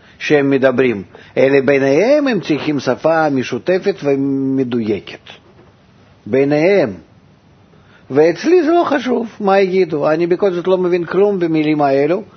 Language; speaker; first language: Hebrew; non-native, fluent; Russian